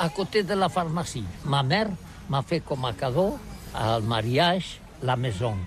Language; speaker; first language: French; non-native, local second language; Catalan